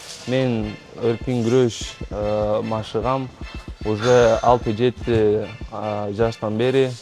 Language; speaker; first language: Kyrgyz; non-native, local second language; Russian